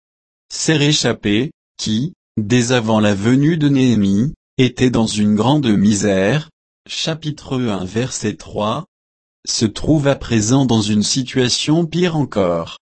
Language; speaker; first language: French; native; French